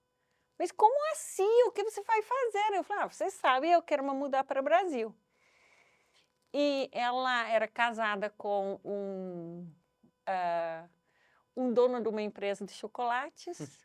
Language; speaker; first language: Portuguese; non-native, fluent; Dutch